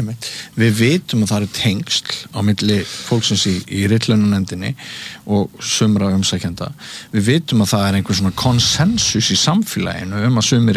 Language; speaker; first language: Icelandic; native; Icelandic